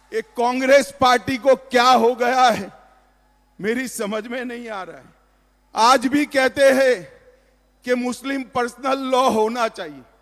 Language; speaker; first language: Hindi; non-native, local second language; Gujarati